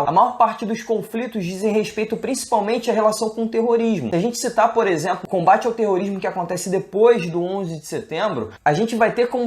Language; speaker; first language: Portuguese; native; Portuguese